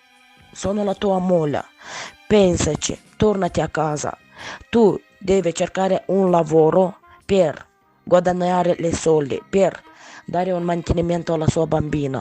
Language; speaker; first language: Italian; non-native, learner; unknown